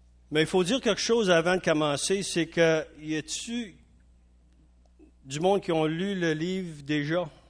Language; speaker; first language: French; non-native, local second language; English